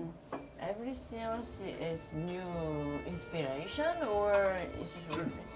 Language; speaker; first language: English; non-native, fluent; Korean